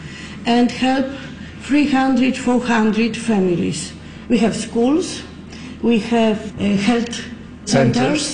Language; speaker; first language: English; non-native, learner; Polish